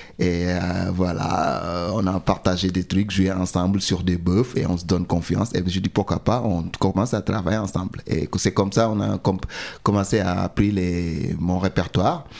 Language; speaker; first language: French; non-native, local second language; Wolof